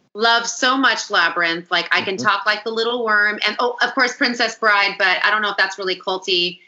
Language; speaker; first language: English; early bilingual, other home language; Italian